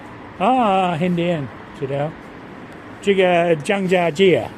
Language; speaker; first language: Chinese; non-native, learner; English